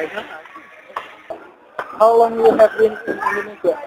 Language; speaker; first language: English; non-native, learner; Indonesian